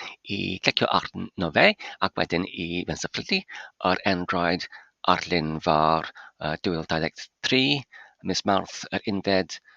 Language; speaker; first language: Welsh; non-native, fluent; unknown